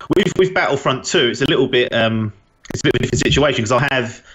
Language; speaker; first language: English; native; English